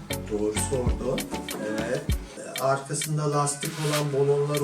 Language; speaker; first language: Turkish; native; Turkish